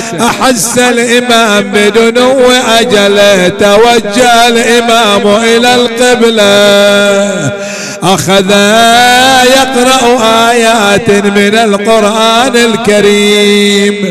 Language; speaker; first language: Arabic; native; Arabic